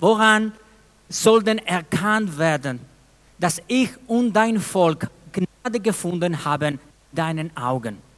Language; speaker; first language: German; non-native, fluent; Spanish